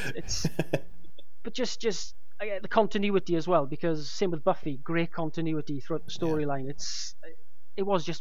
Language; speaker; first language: English; native; English